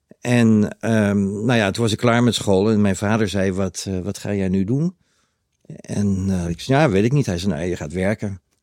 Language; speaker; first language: Dutch; native; Dutch